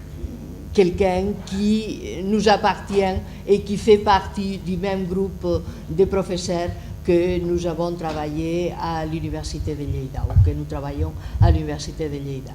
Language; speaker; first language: French; non-native, fluent; Catalan